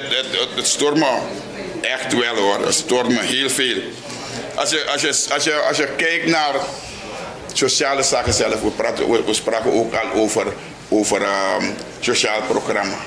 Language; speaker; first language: Dutch; non-native, local second language; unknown